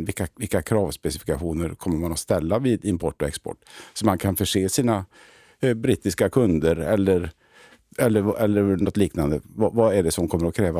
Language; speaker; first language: Swedish; native; Swedish